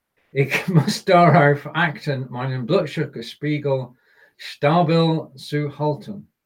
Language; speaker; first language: German; non-native, learner; English